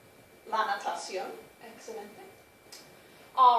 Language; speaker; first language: Spanish; non-native, fluent; English